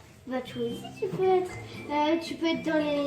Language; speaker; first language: French; early bilingual, other home language; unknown